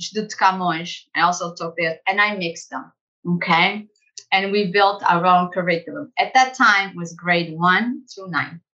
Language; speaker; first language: English; early bilingual, other home language; Portuguese